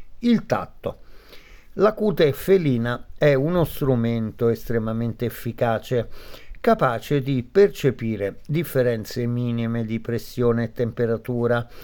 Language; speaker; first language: Italian; native; Italian